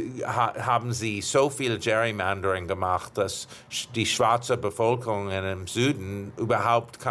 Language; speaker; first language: German; non-native, fluent; English